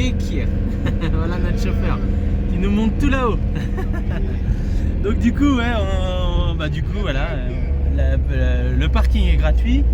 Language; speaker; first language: French; native; French